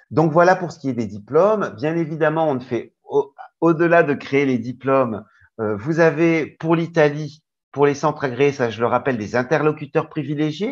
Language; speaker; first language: French; native; French